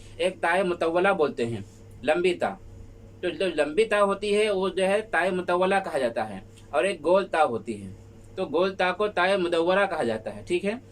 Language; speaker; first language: Urdu; native; Urdu